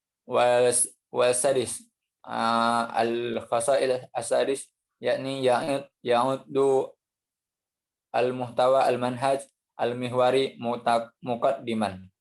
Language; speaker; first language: Arabic; non-native, learner; Indonesian